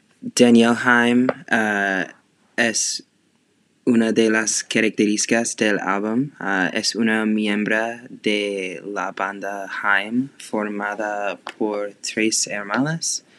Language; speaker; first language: Spanish; non-native, learner; English